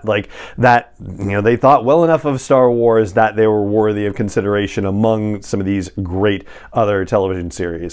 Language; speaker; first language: English; native; English